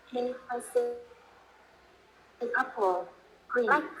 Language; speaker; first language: English; non-native, learner; Vietnamese